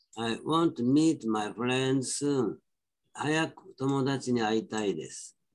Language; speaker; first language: Japanese; native; Japanese